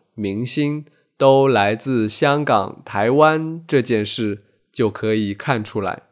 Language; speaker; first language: Chinese; native; Chinese